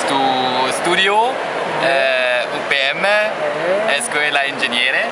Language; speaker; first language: Spanish; non-native, learner; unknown